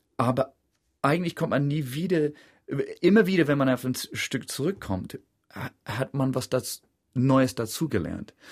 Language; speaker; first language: German; non-native, fluent; English